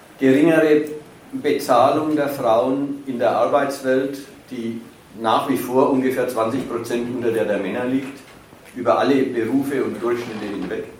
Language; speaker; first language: German; native; German